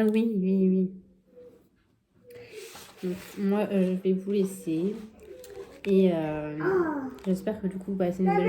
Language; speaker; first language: French; native; French